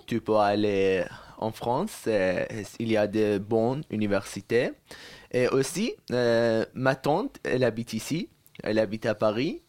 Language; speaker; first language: French; non-native, learner; Persian